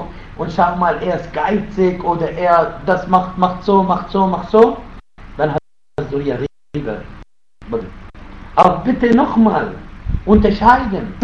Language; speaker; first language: German; non-native, fluent; Arabic